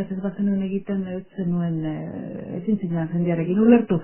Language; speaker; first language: Basque; native; Basque